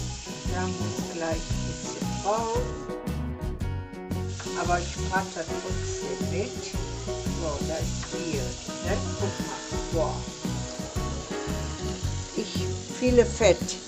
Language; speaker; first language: German; non-native, learner; Thai